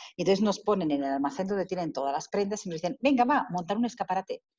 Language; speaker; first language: Spanish; native; Spanish